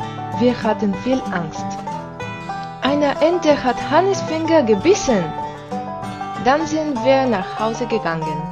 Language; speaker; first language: German; non-native, learner; Spanish